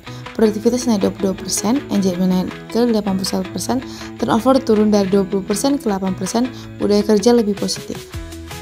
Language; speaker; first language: Indonesian; native; Indonesian